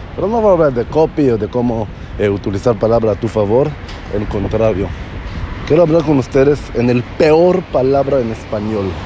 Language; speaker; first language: Spanish; non-native, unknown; Hebrew